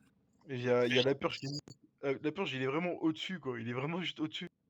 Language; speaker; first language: French; native; French